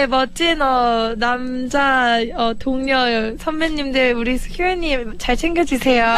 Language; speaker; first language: Korean; early bilingual, heritage; Korean